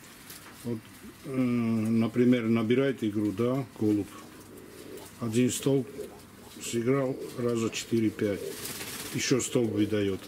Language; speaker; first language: Russian; non-native, local second language; Georgian